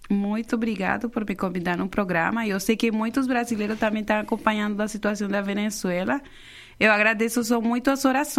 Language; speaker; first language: Portuguese; non-native, fluent; Spanish